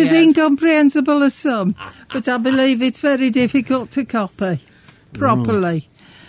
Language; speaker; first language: English; native; English